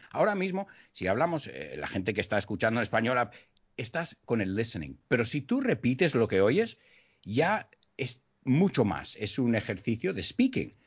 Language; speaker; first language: Spanish; early bilingual, heritage; Spanish